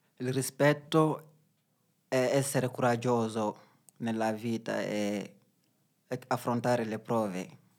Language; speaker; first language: Italian; non-native, learner; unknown